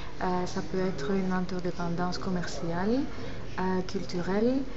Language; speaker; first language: French; non-native, fluent; Greek